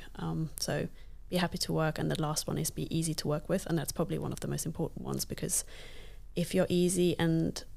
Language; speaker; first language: English; non-native, fluent; Luxembourgish